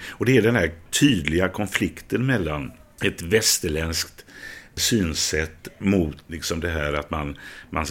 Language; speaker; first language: Swedish; native; Swedish